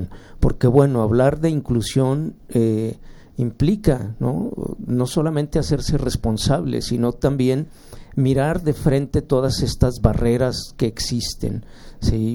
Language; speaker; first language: Spanish; native; Spanish